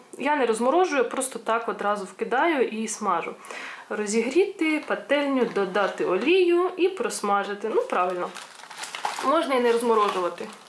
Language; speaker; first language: Ukrainian; non-native, local second language; Russian